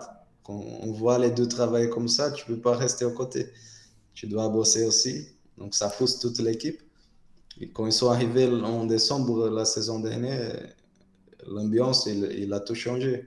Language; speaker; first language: French; non-native, fluent; Portuguese